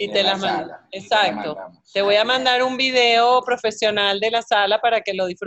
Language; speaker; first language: Spanish; native; Spanish